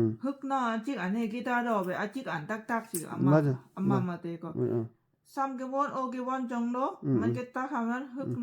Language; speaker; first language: Korean; non-native, learner; Lao